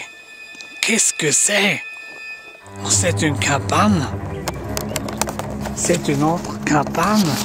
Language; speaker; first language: French; non-native, learner; English